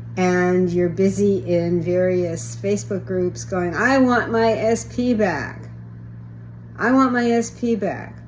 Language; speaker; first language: English; native; English